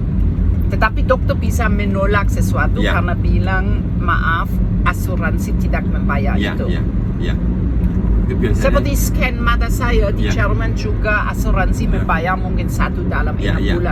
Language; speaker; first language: Indonesian; non-native, fluent; German